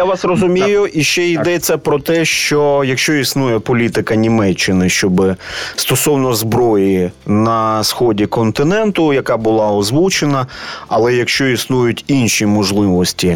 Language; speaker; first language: Ukrainian; native; Ukrainian